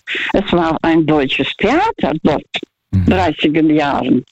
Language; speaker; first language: German; non-native, fluent; Russian